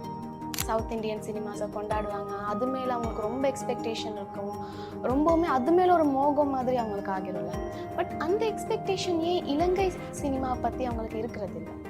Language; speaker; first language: Tamil; native; Tamil